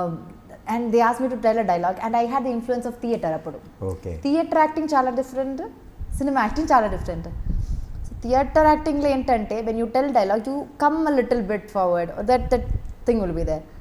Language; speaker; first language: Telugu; non-native, fluent; Malayalam